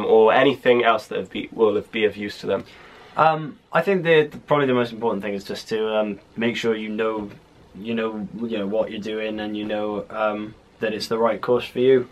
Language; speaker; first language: English; native; English